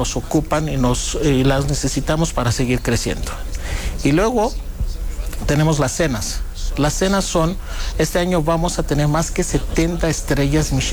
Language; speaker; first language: Spanish; non-native, fluent; Greek